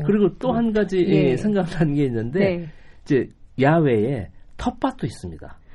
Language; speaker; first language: Korean; native; Korean